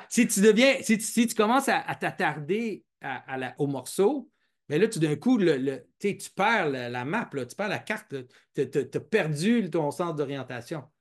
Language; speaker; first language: French; native; French